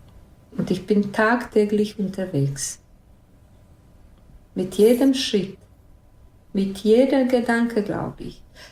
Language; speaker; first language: German; non-native, fluent; Bosnian